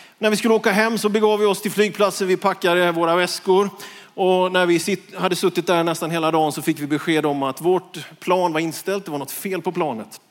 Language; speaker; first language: Swedish; native; Swedish